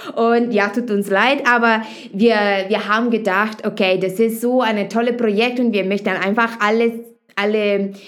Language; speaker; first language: German; non-native, fluent; Italian